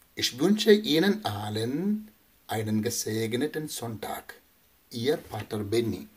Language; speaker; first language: German; non-native, fluent; Malayalam